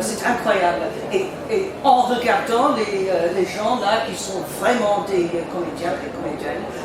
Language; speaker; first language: French; non-native, learner; English